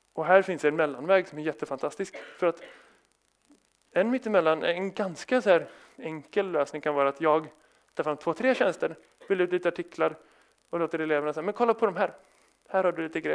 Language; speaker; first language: Swedish; native; Swedish